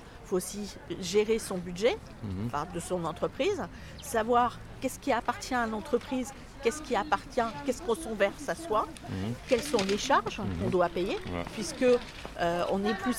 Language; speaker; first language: French; native; French